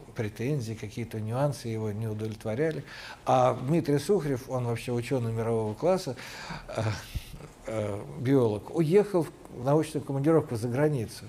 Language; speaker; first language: Russian; native; Russian